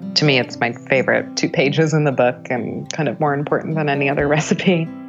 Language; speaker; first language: English; native; English